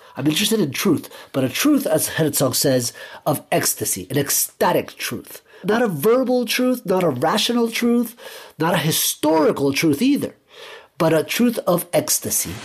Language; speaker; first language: English; early bilingual, other home language; Spanish